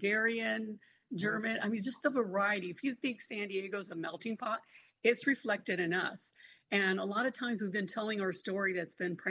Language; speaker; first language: English; non-native, local second language; Spanish